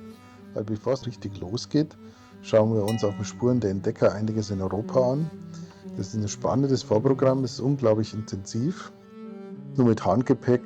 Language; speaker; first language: German; native; German